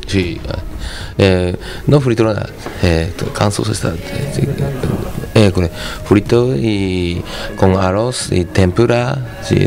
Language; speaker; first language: Spanish; non-native, learner; Japanese